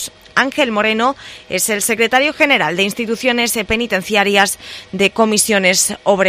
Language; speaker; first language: Spanish; native; Spanish